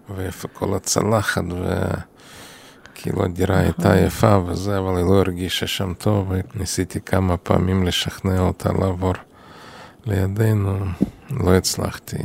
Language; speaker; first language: Hebrew; non-native, fluent; Yiddish